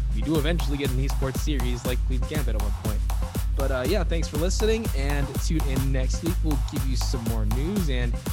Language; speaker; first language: English; early bilingual, other home language; Filipino